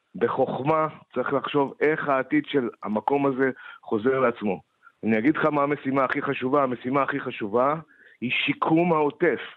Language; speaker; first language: Hebrew; native; Hebrew